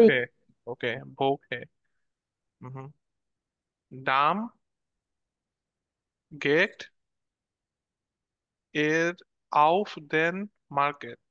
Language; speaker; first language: German; non-native, learner; Bangla